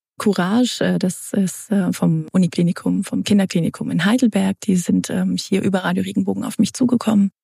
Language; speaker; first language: German; early bilingual, other home language; Romanian